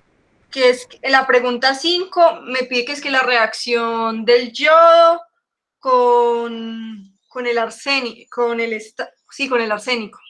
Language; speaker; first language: Spanish; native; Spanish